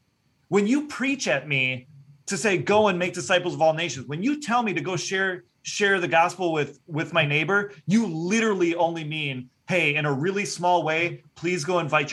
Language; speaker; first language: English; native; English